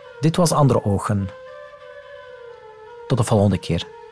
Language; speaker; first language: Dutch; non-native, fluent; Arabic